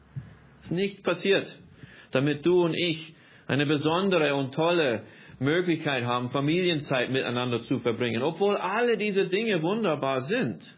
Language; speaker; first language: German; non-native, fluent; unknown